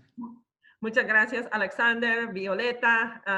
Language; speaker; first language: Spanish; non-native, fluent; English